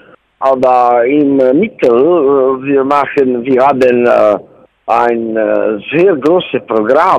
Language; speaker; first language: German; non-native, learner; Italian